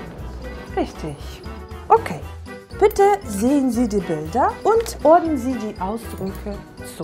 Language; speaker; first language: German; non-native, fluent; Russian